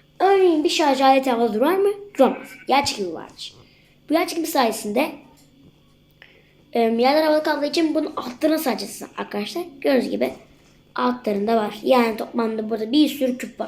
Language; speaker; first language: Turkish; native; Turkish